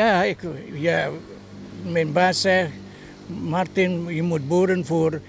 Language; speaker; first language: Dutch; non-native, learner; Indonesian